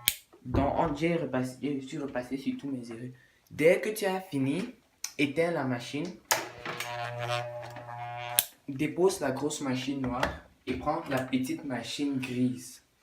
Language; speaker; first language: French; non-native, local second language; English